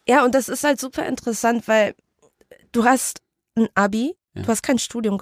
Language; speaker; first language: German; early bilingual, other home language; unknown